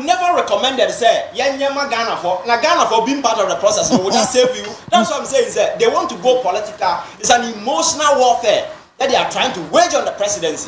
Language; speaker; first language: English; non-native, local second language; Akan